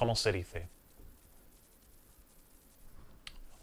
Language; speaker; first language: Spanish; non-native, fluent; English